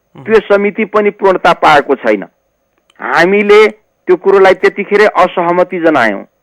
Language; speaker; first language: Nepali; non-native, local second language; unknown